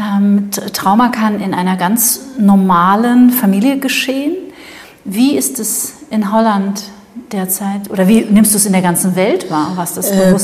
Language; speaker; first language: German; native; German